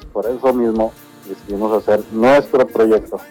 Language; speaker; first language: Spanish; early bilingual, heritage; Spanish